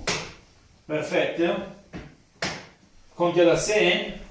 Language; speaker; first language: German; non-native, fluent; Italian